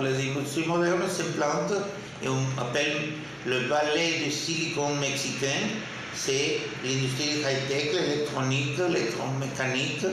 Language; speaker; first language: French; non-native, fluent; Spanish